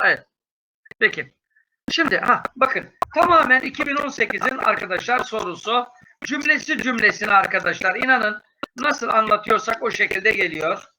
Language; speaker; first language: Turkish; native; Turkish